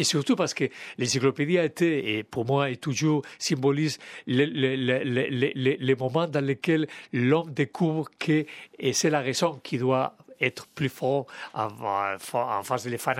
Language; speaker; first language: French; non-native, fluent; Spanish